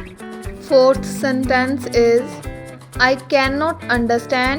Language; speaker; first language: English; non-native, learner; Hindi